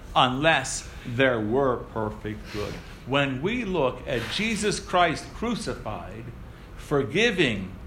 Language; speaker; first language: English; early bilingual, other home language; Ukrainian